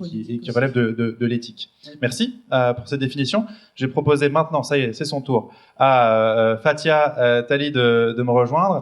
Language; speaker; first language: French; native; French